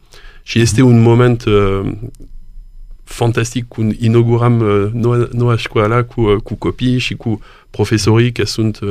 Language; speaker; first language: Romanian; non-native, learner; French